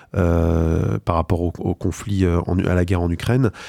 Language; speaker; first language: French; native; French